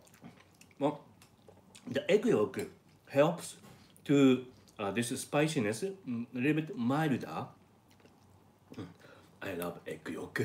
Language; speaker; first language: English; non-native, learner; Japanese